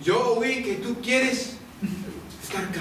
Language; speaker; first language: Spanish; non-native, learner; English